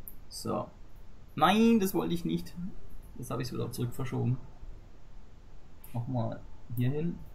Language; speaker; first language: German; native; German